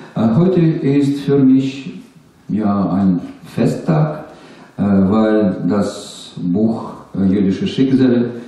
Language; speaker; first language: German; non-native, learner; Russian